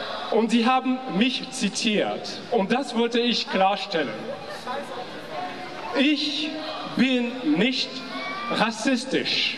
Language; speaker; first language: German; non-native, fluent; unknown